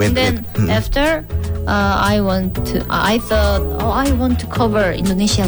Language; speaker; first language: English; non-native, learner; Korean